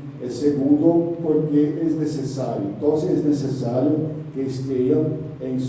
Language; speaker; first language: Spanish; non-native, learner; Portuguese